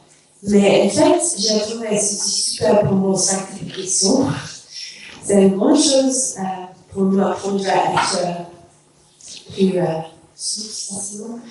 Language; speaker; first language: French; non-native, learner; English